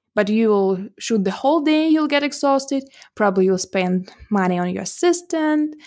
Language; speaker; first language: English; non-native, fluent; Russian